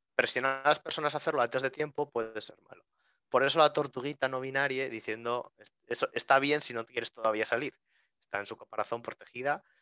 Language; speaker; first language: Spanish; native; Spanish